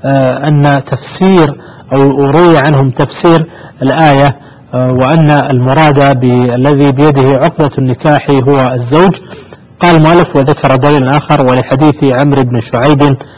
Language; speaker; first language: Arabic; native; Arabic